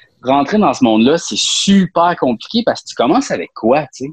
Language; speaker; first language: French; native; French